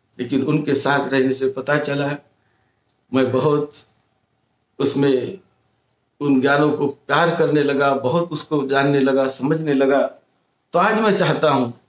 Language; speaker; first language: Hindi; non-native, local second language; Marathi